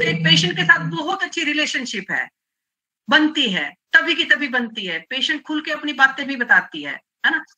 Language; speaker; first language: Hindi; non-native, local second language; Gujarati